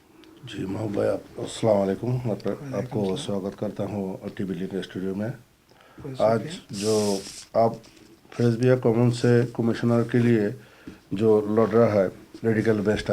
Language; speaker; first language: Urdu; non-native, fluent; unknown